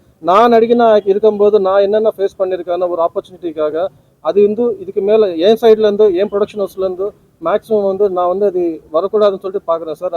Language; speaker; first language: Tamil; non-native, fluent; Telugu